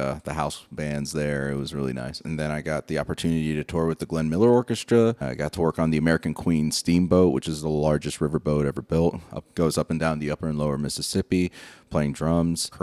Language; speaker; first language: English; native; English